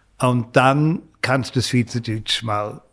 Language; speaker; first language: German; non-native, fluent; English